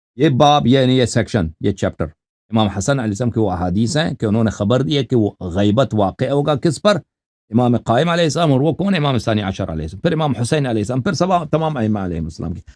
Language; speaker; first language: Urdu; non-native, fluent; Persian